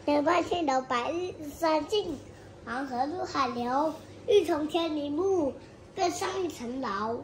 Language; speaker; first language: Chinese; native; Chinese